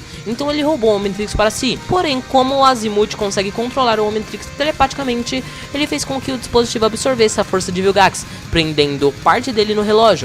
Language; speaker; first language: Portuguese; native; Portuguese